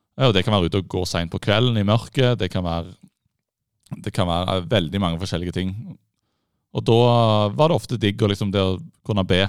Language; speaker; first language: Norwegian; native; Norwegian